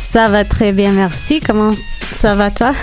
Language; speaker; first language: French; non-native, local second language; English